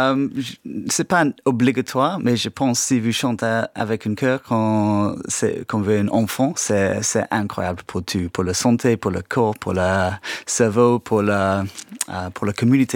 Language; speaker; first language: French; non-native, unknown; English